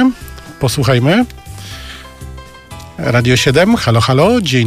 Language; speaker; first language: Polish; native; Polish